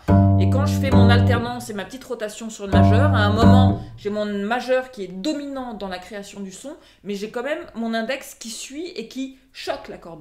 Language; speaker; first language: French; native; French